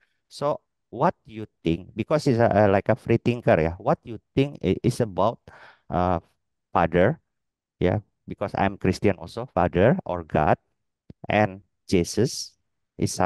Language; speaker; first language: English; non-native, learner; Indonesian